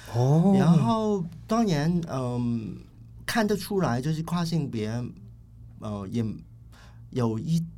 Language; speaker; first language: Chinese; non-native, fluent; Cantonese